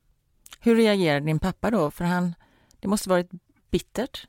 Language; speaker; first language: Swedish; native; Swedish